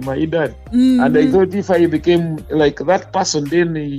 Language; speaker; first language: English; non-native, local second language; Nyankole